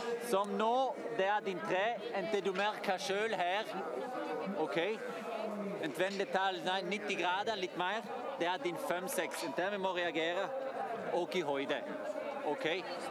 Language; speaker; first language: German; non-native, learner; Italian